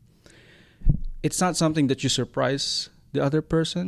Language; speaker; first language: English; non-native, local second language; Waray